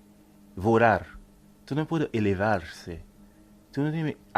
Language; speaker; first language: Spanish; non-native, fluent; Haitian Creole